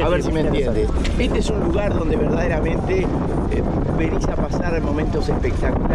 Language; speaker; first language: Spanish; native; Spanish